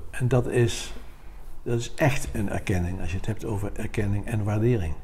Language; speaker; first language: Dutch; native; Dutch